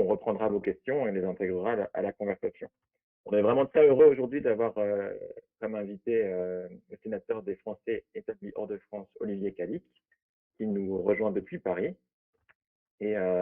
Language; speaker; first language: French; native; French